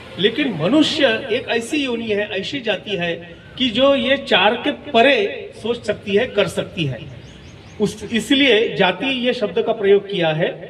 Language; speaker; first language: Hindi; non-native, local second language; Marathi